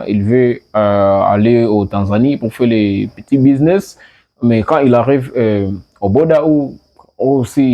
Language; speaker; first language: French; non-native, learner; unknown